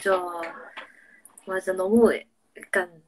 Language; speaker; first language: Korean; non-native, fluent; English